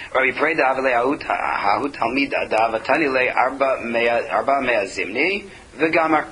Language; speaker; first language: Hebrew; non-native, fluent; English